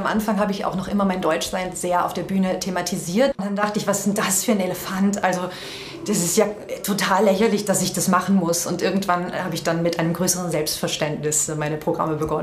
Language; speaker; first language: German; native; German